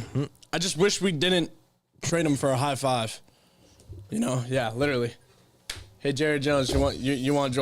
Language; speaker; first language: English; native; English